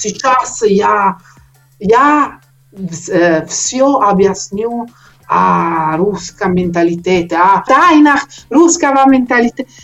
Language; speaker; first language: Russian; non-native, learner; Italian